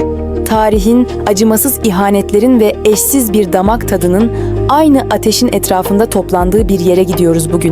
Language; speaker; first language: Turkish; native; Turkish